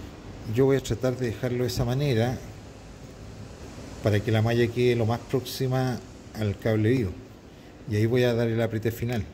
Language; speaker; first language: Spanish; native; Spanish